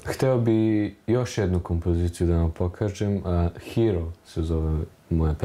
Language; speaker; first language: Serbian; early bilingual, heritage; German